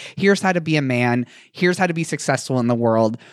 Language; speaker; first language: English; native; English